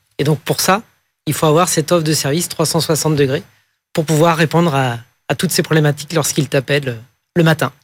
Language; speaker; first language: French; native; French